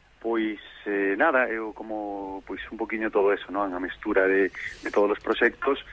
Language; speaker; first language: Galician; native; Galician